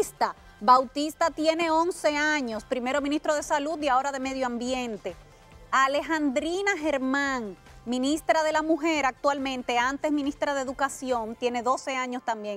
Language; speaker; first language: Spanish; native; Spanish